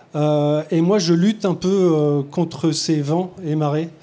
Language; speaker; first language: French; native; French